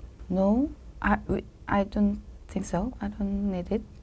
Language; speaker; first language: English; non-native, learner; Korean